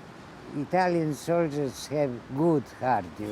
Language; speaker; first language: English; non-native, learner; Ladino